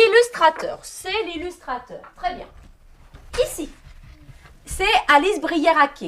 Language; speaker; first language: French; native; French